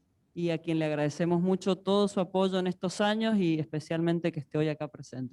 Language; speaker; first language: Spanish; native; Spanish